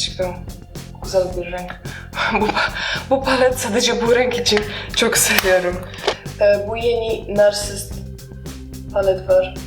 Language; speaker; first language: Turkish; non-native, learner; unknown